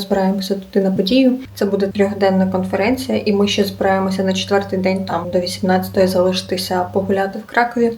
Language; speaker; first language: Ukrainian; native; Ukrainian